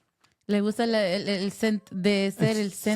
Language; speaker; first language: Spanish; early bilingual, heritage; Spanish